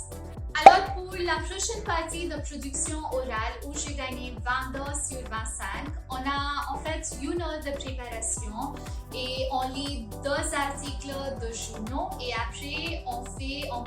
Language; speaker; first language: French; non-native, fluent; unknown